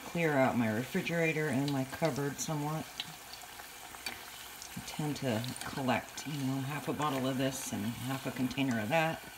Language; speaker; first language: English; native; English